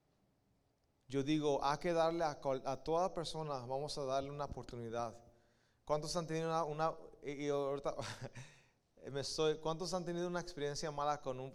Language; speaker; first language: Spanish; early bilingual, heritage; Spanish